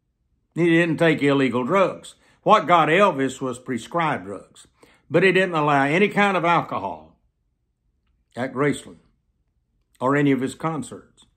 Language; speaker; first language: English; native; English